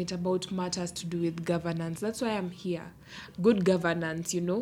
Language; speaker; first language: English; non-native, local second language; Luo (Kenya and Tanzania)